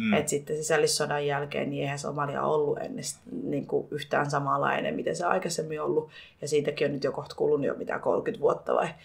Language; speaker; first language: Finnish; early bilingual, other home language; Somali